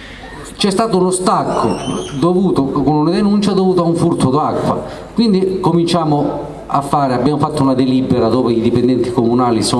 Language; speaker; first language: Italian; native; Italian